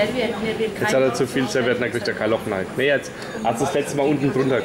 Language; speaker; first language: German; native; German